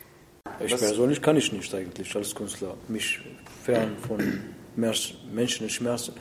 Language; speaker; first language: German; non-native, learner; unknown